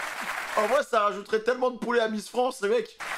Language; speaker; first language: French; native; French